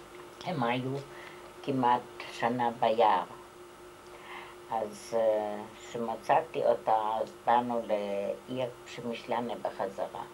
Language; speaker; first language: Hebrew; non-native, fluent; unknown